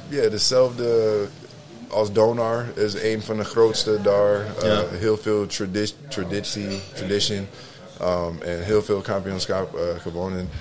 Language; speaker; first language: Dutch; non-native, learner; English